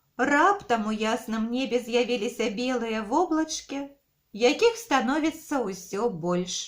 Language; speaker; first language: Belarusian; non-native, local second language; Russian